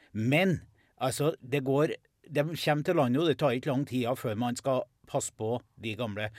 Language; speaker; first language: Norwegian; native; Norwegian